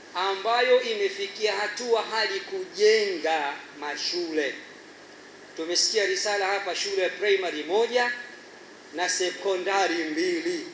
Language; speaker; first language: Swahili; native; Swahili